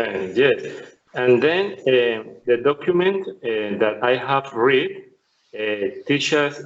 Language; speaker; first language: English; non-native, learner; Spanish